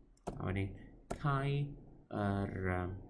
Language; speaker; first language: Welsh; non-native, local second language; English